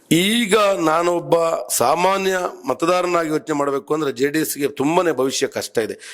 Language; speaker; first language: Kannada; native; Kannada